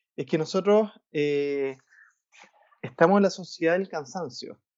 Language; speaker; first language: Spanish; native; Spanish